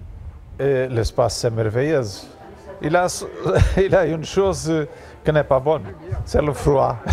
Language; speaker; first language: French; non-native, learner; Portuguese